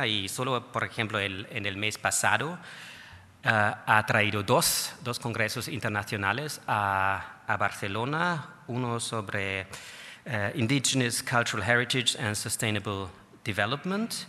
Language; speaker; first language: Spanish; non-native, fluent; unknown